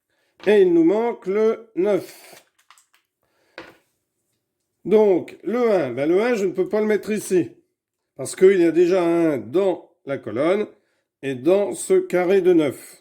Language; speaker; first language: French; native; French